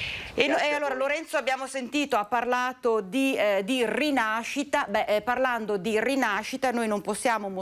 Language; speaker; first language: Italian; native; Italian